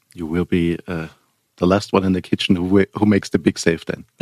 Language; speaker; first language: English; non-native, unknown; German